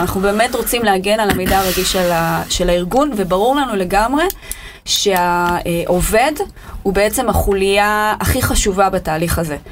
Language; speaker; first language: Hebrew; native; Hebrew